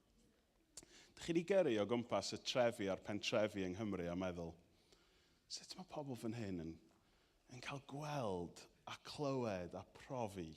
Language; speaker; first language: Welsh; native; Welsh